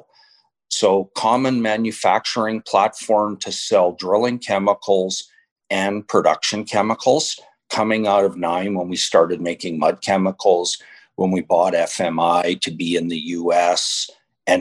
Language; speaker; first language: English; native; English